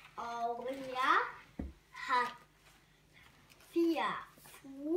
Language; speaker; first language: German; non-native, learner; Hungarian